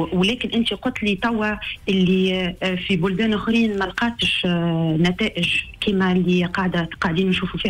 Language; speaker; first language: Arabic; native; Arabic